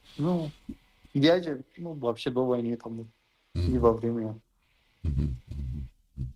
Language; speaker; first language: Russian; non-native, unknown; Turkish